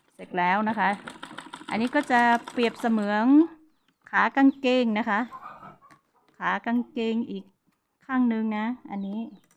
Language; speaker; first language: Thai; non-native, local second language; Hmong